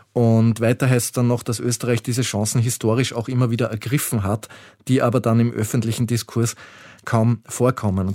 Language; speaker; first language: German; native; German